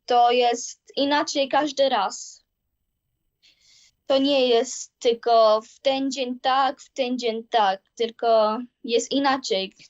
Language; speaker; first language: Polish; early bilingual, heritage; Polish